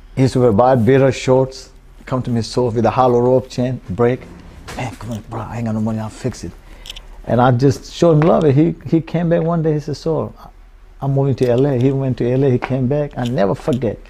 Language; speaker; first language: English; non-native, local second language; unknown